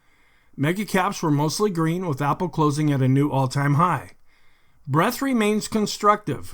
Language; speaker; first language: English; native; English